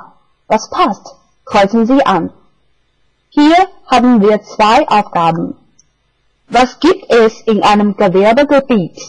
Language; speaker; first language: German; non-native, fluent; Chinese